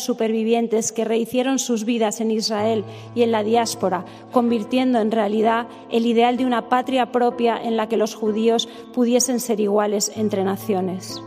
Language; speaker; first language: Spanish; native; Spanish